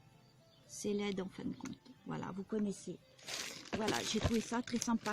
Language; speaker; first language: French; native; French